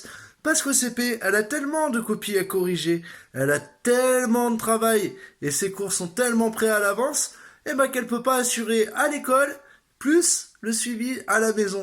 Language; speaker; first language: French; native; French